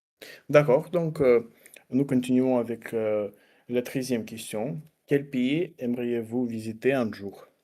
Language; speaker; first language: French; non-native, learner; Russian